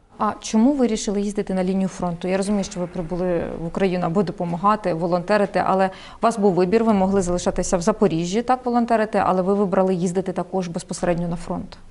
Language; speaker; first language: Ukrainian; native; Ukrainian